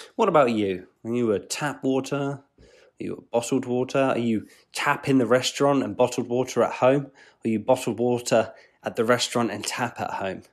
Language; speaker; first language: English; native; English